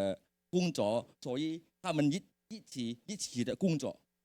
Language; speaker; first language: Chinese; early bilingual, heritage; Hakka Chinese